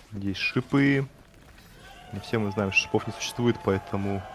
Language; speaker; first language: Russian; native; Russian